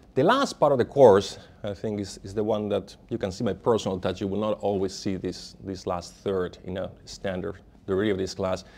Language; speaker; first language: English; non-native, fluent; Spanish